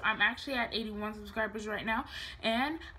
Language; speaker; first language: English; native; English